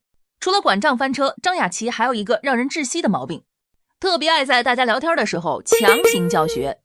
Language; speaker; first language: Chinese; native; Chinese